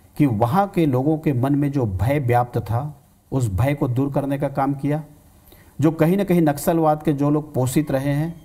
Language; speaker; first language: Hindi; native; Hindi